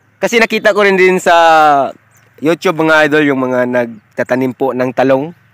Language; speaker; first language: Filipino; non-native, local second language; Cebuano